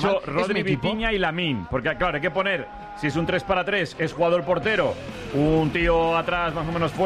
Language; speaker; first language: Spanish; native; Spanish